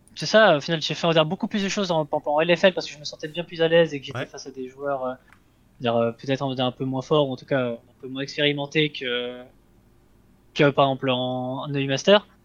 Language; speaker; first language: French; native; French